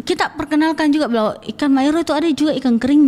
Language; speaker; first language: Indonesian; native; Indonesian